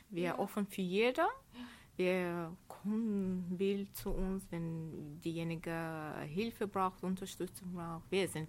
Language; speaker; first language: German; non-native, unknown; Azerbaijani